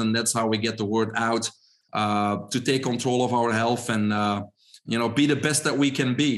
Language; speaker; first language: English; non-native, fluent; Dutch